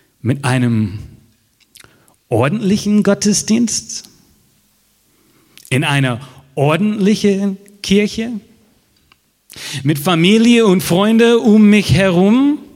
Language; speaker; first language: German; non-native, fluent; English